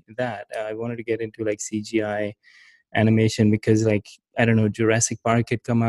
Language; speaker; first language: English; non-native, local second language; Urdu